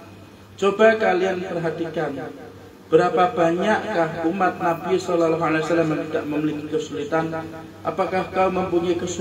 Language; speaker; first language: Indonesian; native; Indonesian